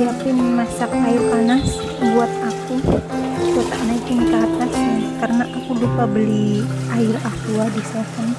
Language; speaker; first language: Indonesian; non-native, local second language; Javanese